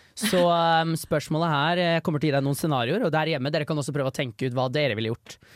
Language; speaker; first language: Norwegian; native; Norwegian